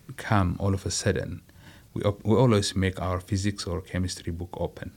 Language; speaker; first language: English; non-native, fluent; Amharic